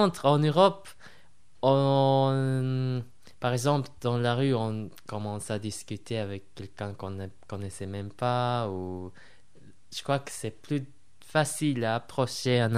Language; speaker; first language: French; non-native, fluent; Japanese